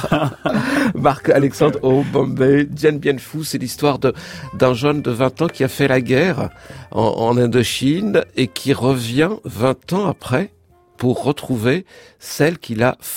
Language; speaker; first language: French; native; French